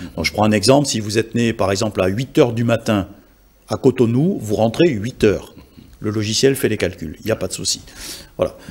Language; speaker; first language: French; native; French